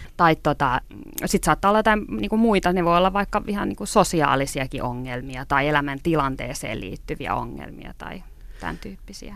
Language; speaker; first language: Finnish; native; Finnish